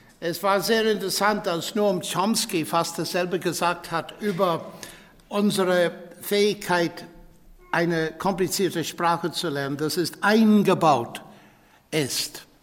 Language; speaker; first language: German; non-native, fluent; English